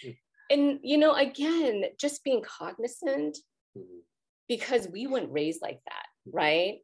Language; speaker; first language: English; native; English